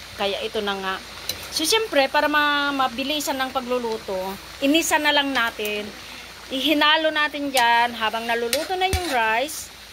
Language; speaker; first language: Filipino; non-native, local second language; Iloko